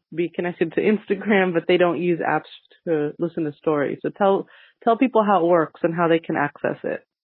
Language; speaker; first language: English; early bilingual, other home language; Spanish